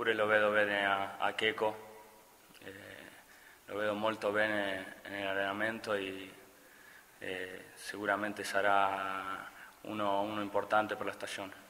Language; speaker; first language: Italian; non-native, fluent; Spanish